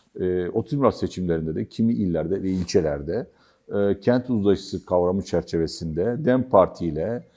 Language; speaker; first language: Turkish; native; Turkish